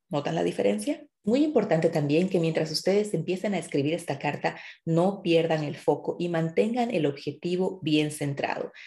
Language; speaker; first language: Spanish; native; Spanish